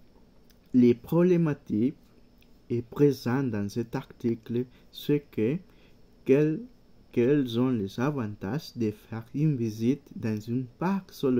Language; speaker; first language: French; non-native, learner; Spanish